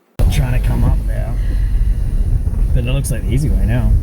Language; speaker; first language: English; native; English